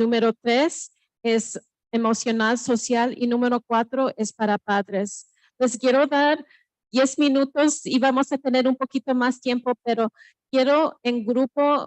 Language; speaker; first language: Spanish; early bilingual, heritage; Spanish